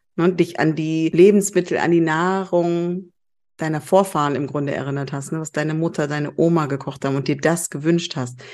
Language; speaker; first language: German; native; German